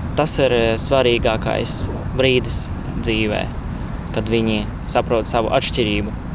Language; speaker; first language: Latvian; non-native, learner; Russian